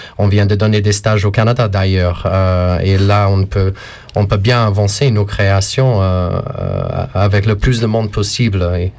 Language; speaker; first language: French; non-native, fluent; English